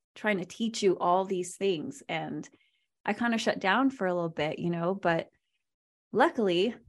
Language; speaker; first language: English; native; English